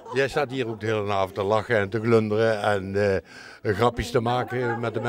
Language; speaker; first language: Dutch; native; Dutch